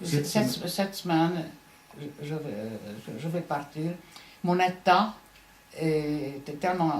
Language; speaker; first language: French; non-native, fluent; Hungarian